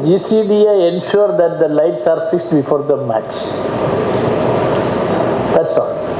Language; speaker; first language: English; non-native, local second language; Malayalam